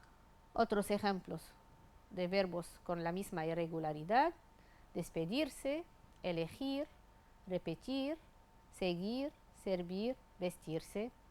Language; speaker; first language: Spanish; non-native, fluent; Arabic